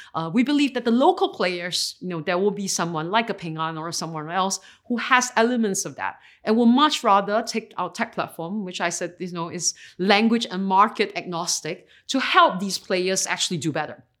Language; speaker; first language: English; native; English